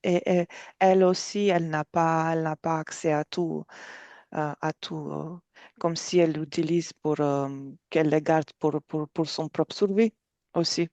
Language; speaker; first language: French; non-native, fluent; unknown